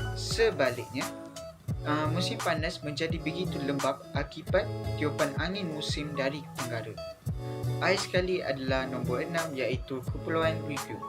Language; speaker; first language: Malay; native; Malay